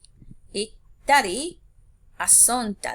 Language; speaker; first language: Japanese; non-native, fluent; English